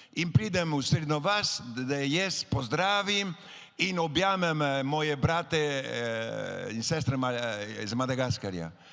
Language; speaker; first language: Slovenian; early bilingual, heritage; Slovenian